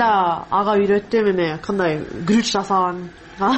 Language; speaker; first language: Kyrgyz; non-native, fluent; English